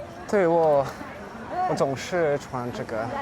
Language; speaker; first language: Chinese; non-native, learner; Russian